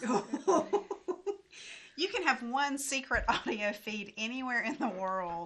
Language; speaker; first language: English; native; English